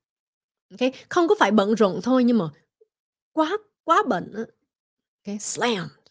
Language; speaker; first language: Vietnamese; early bilingual, heritage; Vietnamese